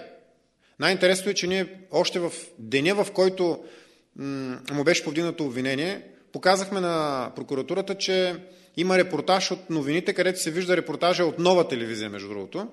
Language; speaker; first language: Bulgarian; native; Bulgarian